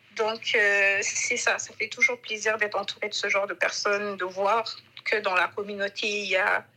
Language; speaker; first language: French; non-native, local second language; Bambara